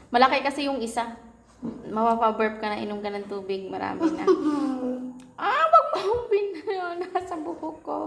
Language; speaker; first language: Filipino; native; Filipino